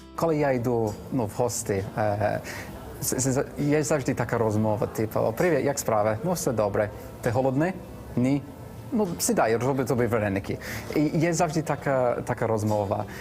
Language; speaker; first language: Ukrainian; non-native, fluent; English